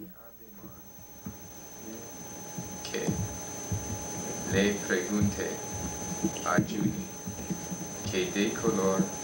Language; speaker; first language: Spanish; non-native, learner; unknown